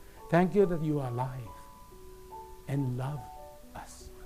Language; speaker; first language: English; non-native, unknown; Japanese